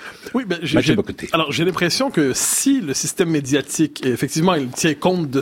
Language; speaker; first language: French; native; French